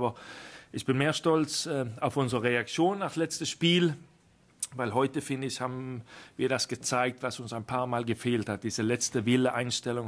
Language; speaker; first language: German; non-native, fluent; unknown